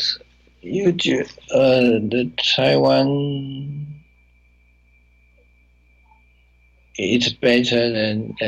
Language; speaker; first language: English; non-native, learner; Chinese